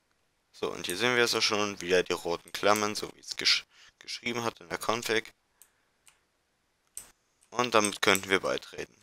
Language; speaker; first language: German; native; German